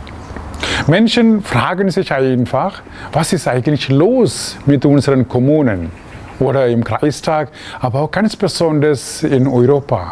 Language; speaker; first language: German; non-native, fluent; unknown